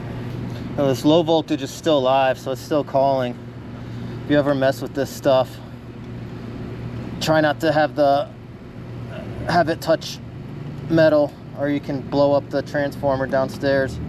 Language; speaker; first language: English; native; English